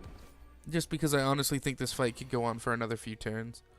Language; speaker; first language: English; native; English